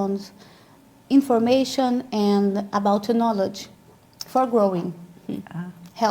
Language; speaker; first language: English; non-native, learner; Portuguese